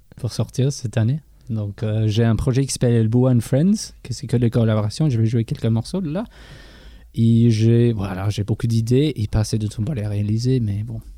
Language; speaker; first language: French; non-native, fluent; English